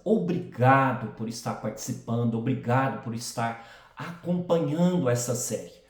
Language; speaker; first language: Portuguese; native; Portuguese